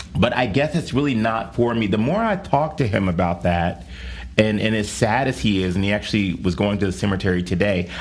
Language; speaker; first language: English; native; English